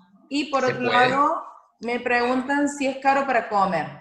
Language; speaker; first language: Spanish; native; Spanish